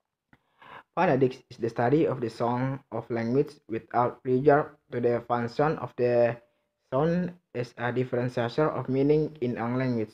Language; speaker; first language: English; non-native, learner; Indonesian